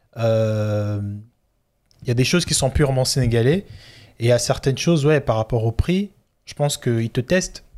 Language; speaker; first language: French; non-native, local second language; Lingala